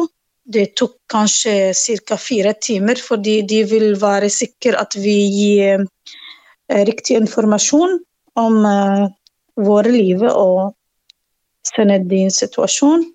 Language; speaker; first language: Norwegian; non-native, learner; Arabic